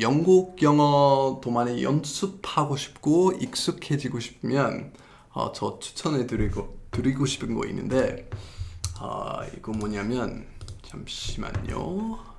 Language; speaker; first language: Korean; non-native, fluent; English